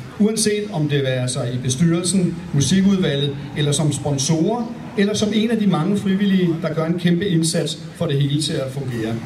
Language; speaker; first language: Danish; native; Danish